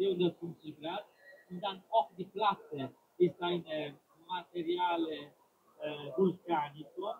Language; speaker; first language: German; non-native, learner; Italian